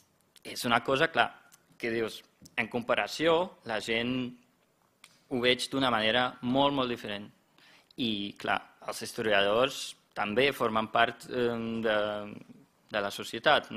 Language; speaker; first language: Catalan; non-native, fluent; German